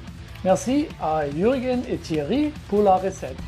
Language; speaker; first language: French; non-native, learner; German